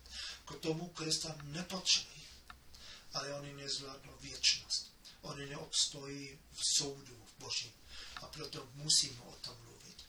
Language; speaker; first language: Czech; non-native, fluent; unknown